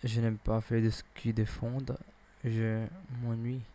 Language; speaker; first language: French; non-native, learner; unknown